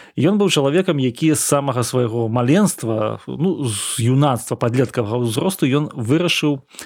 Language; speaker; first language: Belarusian; non-native, local second language; Russian